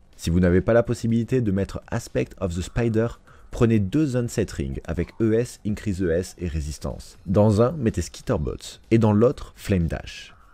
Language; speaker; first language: French; native; French